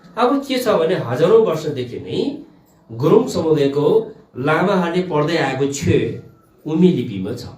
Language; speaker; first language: Nepali; non-native, local second language; Gurung